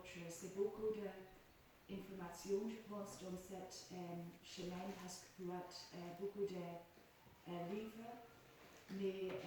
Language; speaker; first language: French; non-native, learner; English